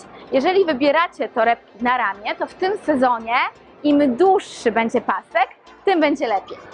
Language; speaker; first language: Polish; native; Polish